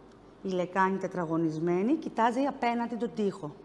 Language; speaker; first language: Greek; native; Greek